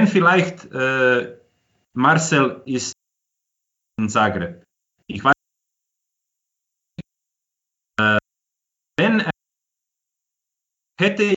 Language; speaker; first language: German; non-native, fluent; Croatian